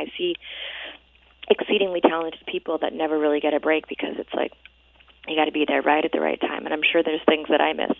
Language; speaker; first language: English; native; English